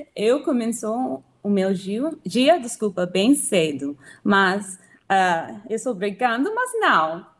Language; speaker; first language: Portuguese; non-native, learner; English